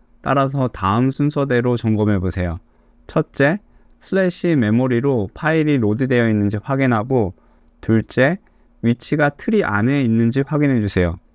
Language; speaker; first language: Korean; native; Korean